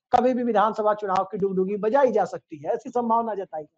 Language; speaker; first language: Hindi; native; Hindi